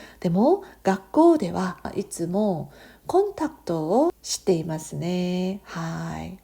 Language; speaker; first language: Japanese; non-native, fluent; Korean